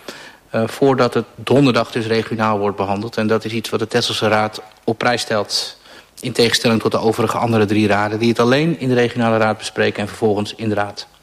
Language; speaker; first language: Dutch; native; Dutch